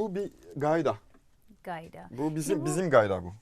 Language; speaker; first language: Turkish; non-native, fluent; French